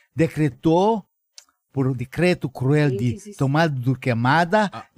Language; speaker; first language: Portuguese; non-native, fluent; Romanian